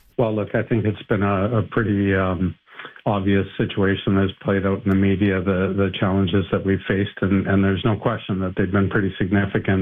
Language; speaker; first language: English; native; English